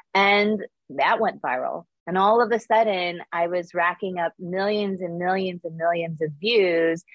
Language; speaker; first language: English; early bilingual, other home language; Korean